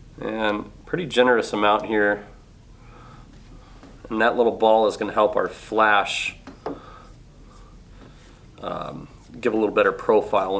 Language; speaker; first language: English; native; English